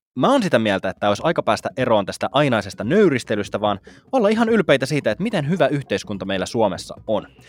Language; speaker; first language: Finnish; native; Finnish